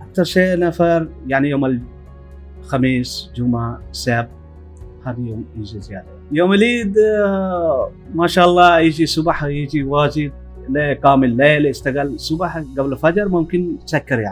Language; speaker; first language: Arabic; non-native, learner; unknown